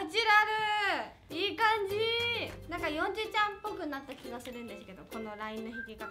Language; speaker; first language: Japanese; non-native, fluent; Korean